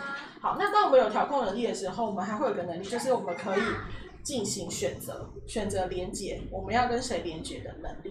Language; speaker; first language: Chinese; native; Chinese